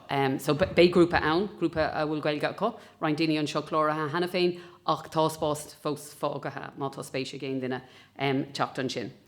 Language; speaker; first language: Irish; native; Irish